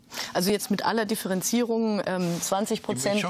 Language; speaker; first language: German; native; German